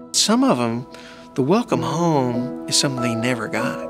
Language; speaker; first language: English; native; English